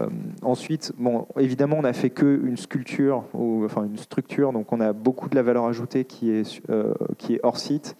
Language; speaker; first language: French; native; French